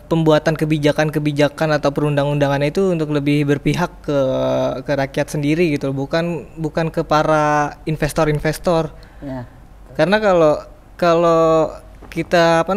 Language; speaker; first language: Indonesian; native; Indonesian